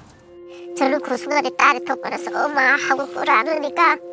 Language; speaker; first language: Korean; native; Korean